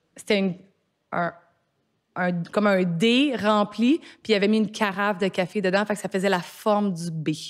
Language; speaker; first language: French; native; French